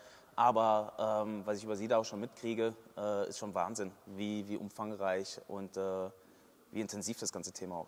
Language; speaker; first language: German; native; German